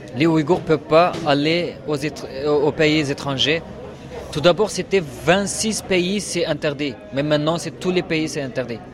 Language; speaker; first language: French; non-native, learner; Uyghur